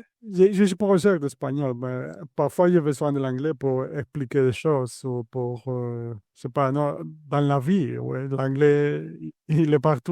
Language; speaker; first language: French; non-native, fluent; Spanish